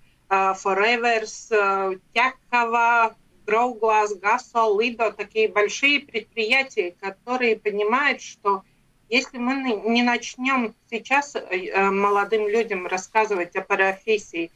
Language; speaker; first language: Russian; non-native, local second language; Latvian